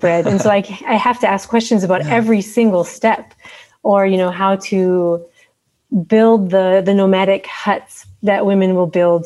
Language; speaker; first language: English; native; English